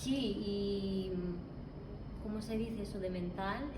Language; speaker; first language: Spanish; non-native, fluent; Russian